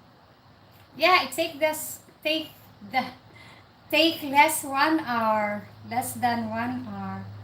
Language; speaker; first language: English; non-native, local second language; Cebuano